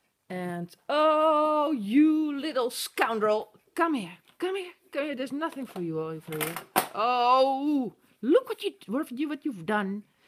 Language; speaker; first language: English; non-native, fluent; Dutch